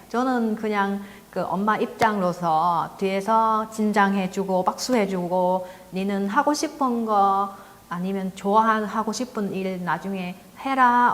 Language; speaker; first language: Korean; non-native, learner; Vietnamese